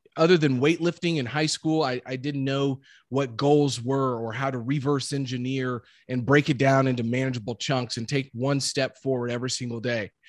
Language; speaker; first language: English; native; English